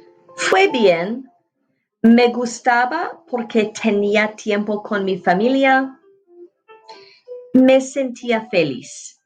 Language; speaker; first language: Spanish; non-native, fluent; English